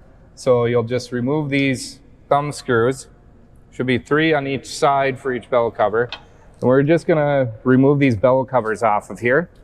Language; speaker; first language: English; native; English